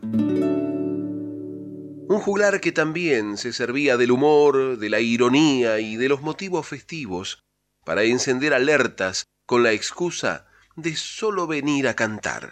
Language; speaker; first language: Spanish; native; Spanish